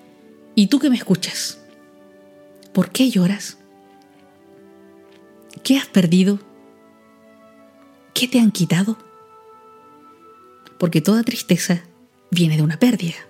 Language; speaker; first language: Spanish; native; Spanish